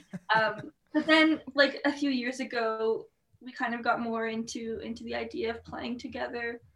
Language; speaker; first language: English; native; English